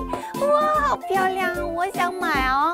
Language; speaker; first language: Chinese; non-native, fluent; Korean